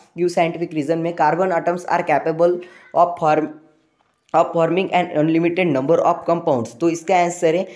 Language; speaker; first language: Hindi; non-native, local second language; Marathi